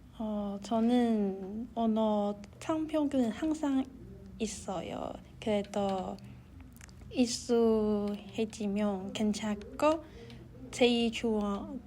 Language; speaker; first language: Korean; non-native, learner; Chinese